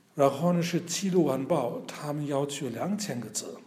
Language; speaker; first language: Chinese; non-native, fluent; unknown